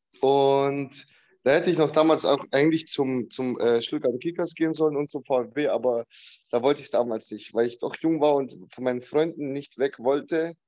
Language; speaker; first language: German; early bilingual, other home language; Bosnian